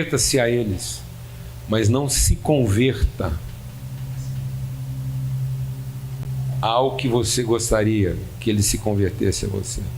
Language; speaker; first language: Portuguese; native; Portuguese